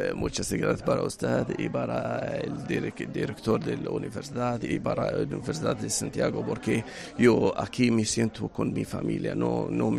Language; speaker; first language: Spanish; non-native, learner; Arabic